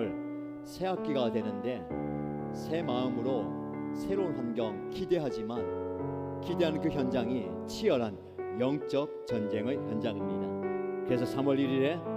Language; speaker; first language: Korean; native; Korean